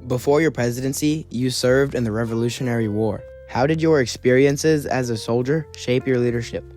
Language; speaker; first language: English; native; English